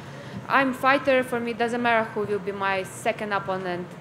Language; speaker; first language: English; non-native, learner; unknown